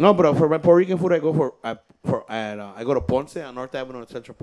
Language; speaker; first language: English; early bilingual, other home language; Spanish